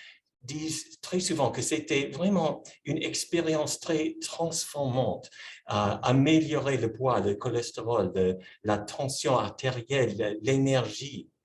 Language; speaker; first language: French; non-native, fluent; English